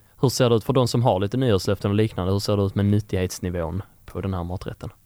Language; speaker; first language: Swedish; native; Swedish